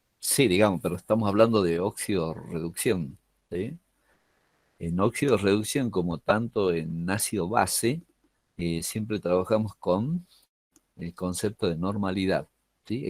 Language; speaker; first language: Spanish; native; Spanish